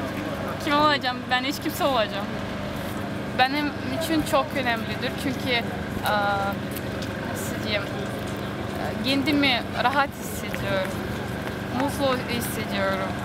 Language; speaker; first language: Turkish; early bilingual, heritage; Turkish